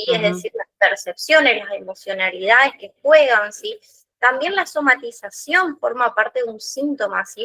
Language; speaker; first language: Spanish; native; Spanish